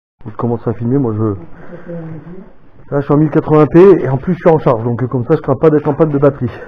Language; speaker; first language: French; native; French